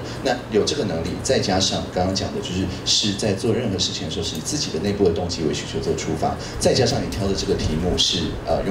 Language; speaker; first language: Chinese; native; Chinese